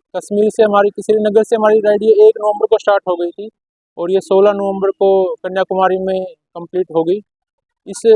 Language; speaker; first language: Hindi; native; Hindi